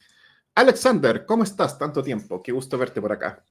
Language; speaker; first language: Spanish; native; Spanish